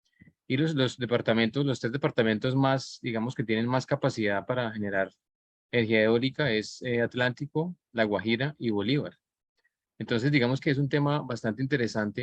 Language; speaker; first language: Spanish; native; Spanish